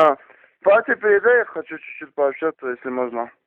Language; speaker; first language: Russian; non-native, local second language; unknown